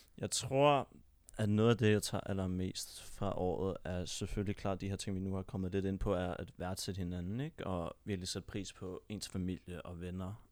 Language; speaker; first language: Danish; native; Danish